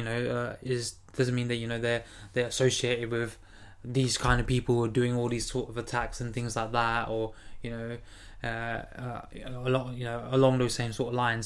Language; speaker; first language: English; native; English